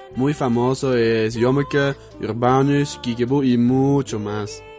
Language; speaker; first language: Spanish; non-native, learner; Dutch